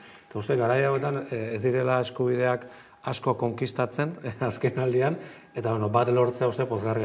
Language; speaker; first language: Basque; native; Basque